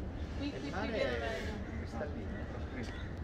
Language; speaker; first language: Italian; native; Italian